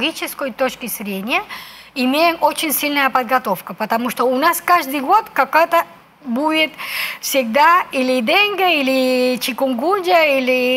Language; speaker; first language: Russian; non-native, fluent; Spanish